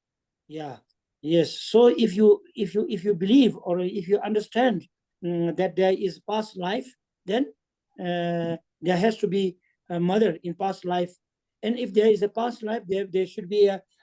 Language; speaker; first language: English; non-native, fluent; Tibetan